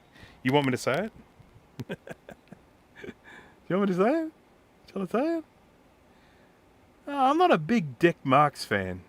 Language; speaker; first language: English; native; English